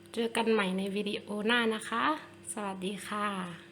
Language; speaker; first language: Thai; non-native, local second language; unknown